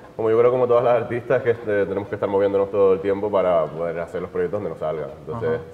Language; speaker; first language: Spanish; native; Spanish